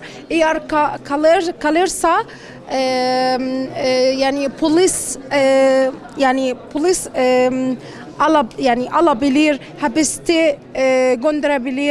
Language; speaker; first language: Turkish; non-native, learner; Arabic